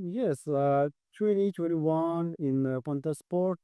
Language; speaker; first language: English; non-native, learner; Persian